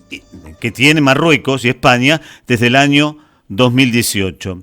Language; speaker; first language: Spanish; native; Spanish